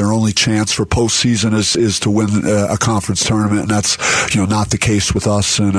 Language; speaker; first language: English; native; English